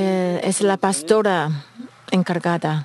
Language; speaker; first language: Spanish; non-native, learner; Korean